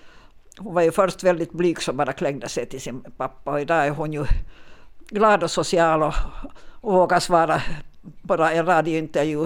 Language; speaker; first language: Swedish; native; Swedish